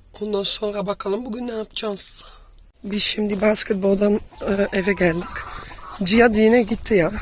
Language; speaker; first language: Turkish; early bilingual, heritage; Turkish